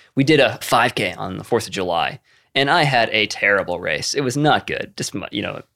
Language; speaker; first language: English; native; English